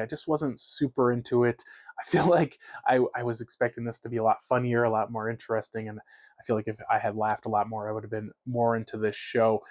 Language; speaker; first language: English; native; English